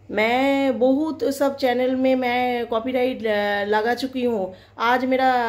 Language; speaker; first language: Hindi; non-native, local second language; Bangla